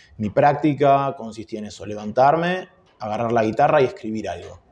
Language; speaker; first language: Spanish; native; Spanish